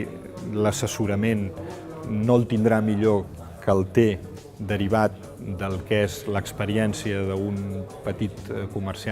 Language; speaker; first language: Catalan; native; Catalan